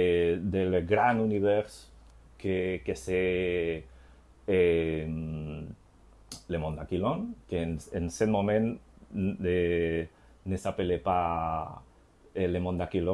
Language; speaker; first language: French; non-native, learner; Spanish